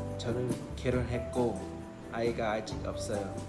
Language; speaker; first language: Korean; non-native, learner; Vietnamese